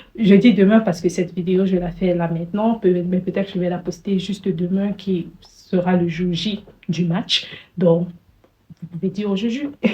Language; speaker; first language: French; native; French